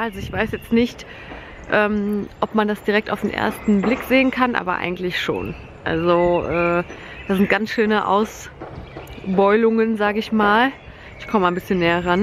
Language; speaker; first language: German; native; German